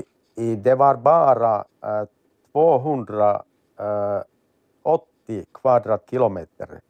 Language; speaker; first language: Swedish; non-native, learner; Finnish